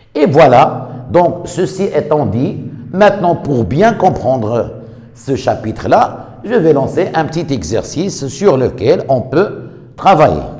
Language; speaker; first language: French; non-native, local second language; Arabic